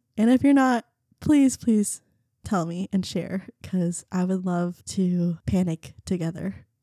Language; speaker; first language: English; early bilingual, other home language; Vietnamese